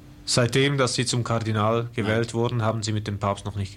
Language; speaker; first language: German; native; German